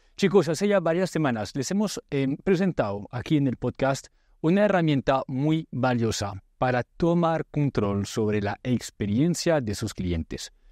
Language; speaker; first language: Spanish; non-native, fluent; French